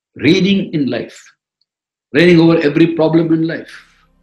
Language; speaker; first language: English; non-native, local second language; Tamil